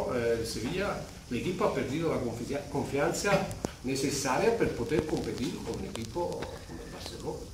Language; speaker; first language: Spanish; non-native, fluent; Italian